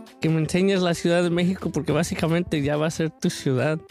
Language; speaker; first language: Spanish; early bilingual, other home language; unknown